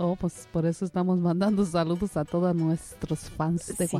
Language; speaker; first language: Spanish; native; Spanish